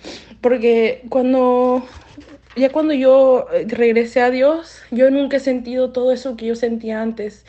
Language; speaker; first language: Spanish; native; Spanish